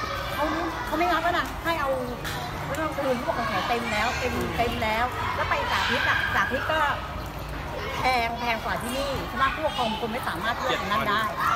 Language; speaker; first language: Thai; native; Thai